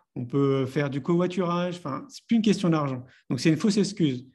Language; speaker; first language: French; native; French